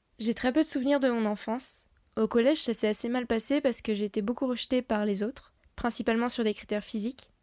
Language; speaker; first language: French; native; French